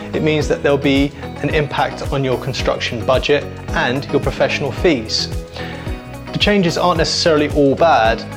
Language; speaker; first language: English; native; English